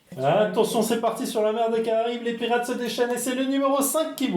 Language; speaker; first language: French; native; French